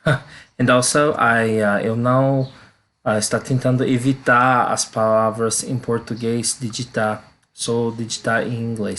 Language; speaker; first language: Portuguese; non-native, learner; English